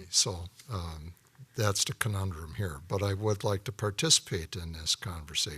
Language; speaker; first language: English; native; English